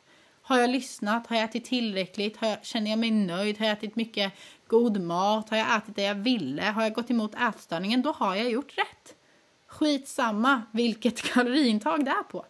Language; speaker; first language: Swedish; native; Swedish